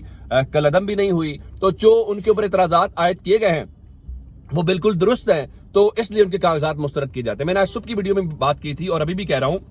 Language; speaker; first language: Urdu; native; Urdu